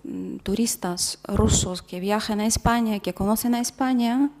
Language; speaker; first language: Spanish; non-native, fluent; Russian